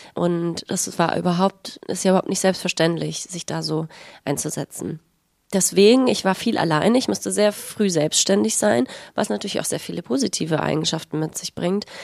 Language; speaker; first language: German; native; German